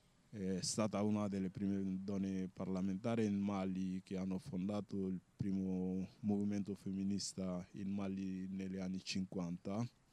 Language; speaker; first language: Italian; non-native, fluent; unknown